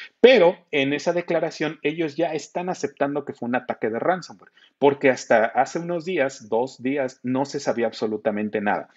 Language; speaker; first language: Spanish; native; Spanish